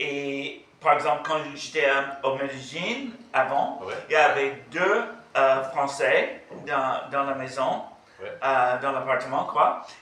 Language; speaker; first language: French; non-native, fluent; English